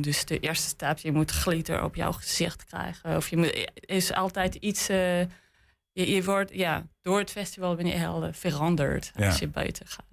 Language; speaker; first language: Dutch; non-native, learner; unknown